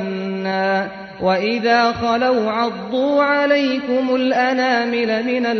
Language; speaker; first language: Arabic; native; Arabic